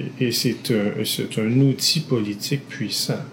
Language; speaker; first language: French; native; French